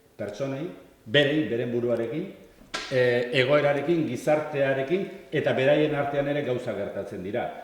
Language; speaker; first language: Basque; native; Basque